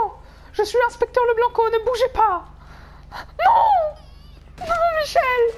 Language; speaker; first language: French; native; French